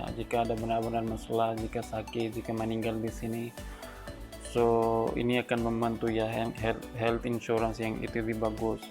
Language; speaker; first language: Indonesian; non-native, learner; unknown